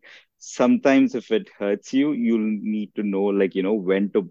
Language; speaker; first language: English; non-native, local second language; Tamil